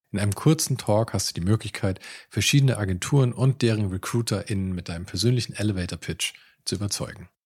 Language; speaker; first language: German; native; German